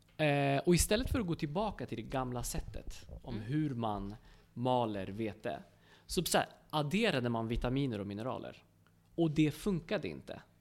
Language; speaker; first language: Swedish; early bilingual, other home language; Kurdish